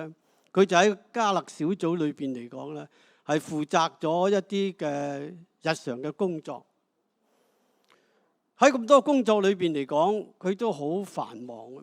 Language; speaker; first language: Cantonese; native; Cantonese